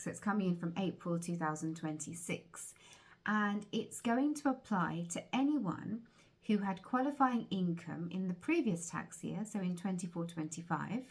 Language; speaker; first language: English; native; English